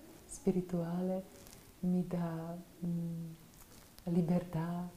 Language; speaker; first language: Italian; non-native, fluent; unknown